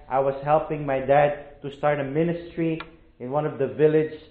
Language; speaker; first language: English; non-native, local second language; Filipino